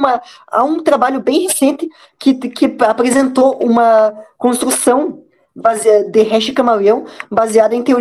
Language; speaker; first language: Portuguese; native; Portuguese